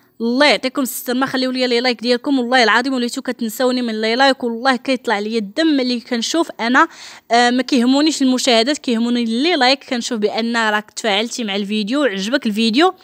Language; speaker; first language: Arabic; native; Arabic